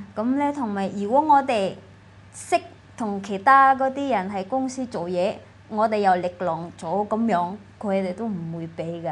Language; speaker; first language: Cantonese; non-native, fluent; Indonesian